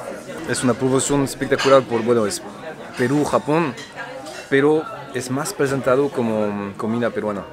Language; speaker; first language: Spanish; non-native, fluent; French